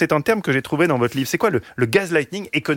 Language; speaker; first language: French; native; French